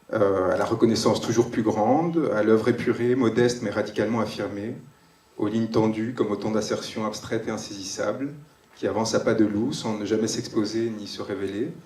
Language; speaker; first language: French; native; French